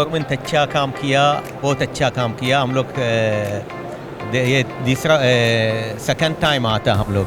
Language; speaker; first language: Hindi; non-native, learner; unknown